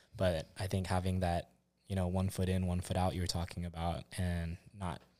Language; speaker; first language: English; native; English